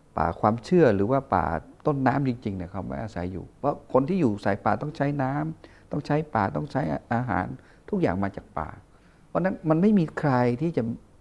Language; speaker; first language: Thai; non-native, local second language; Karen languages